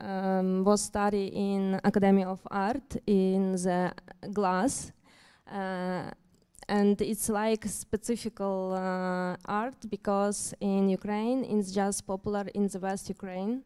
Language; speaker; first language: English; non-native, learner; Ukrainian